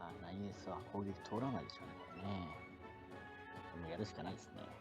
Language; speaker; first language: Japanese; native; Japanese